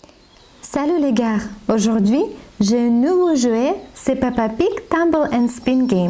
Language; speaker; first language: French; non-native, learner; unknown